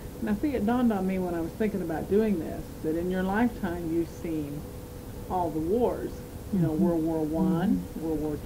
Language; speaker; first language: English; native; English